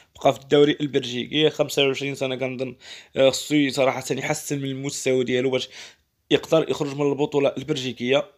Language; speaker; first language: Arabic; native; Arabic